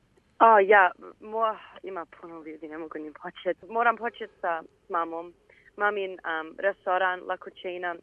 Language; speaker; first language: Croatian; early bilingual, heritage; Bosnian